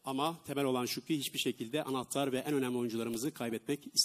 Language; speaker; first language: Turkish; native; Turkish